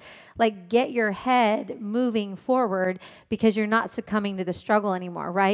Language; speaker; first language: English; native; English